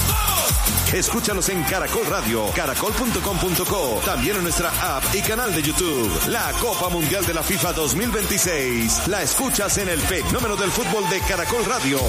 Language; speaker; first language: Spanish; native; Spanish